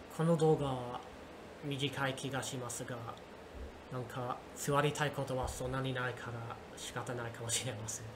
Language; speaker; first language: Japanese; non-native, learner; English